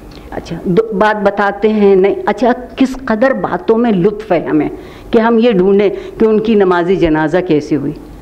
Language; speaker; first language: Urdu; native; Urdu